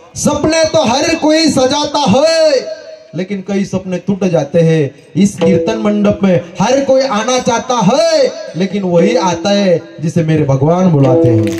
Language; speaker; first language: Hindi; non-native, local second language; Marathi